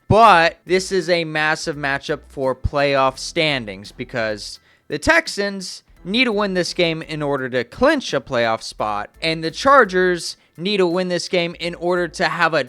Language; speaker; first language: English; native; English